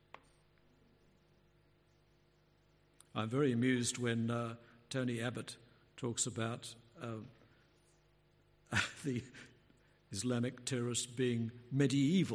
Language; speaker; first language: English; native; English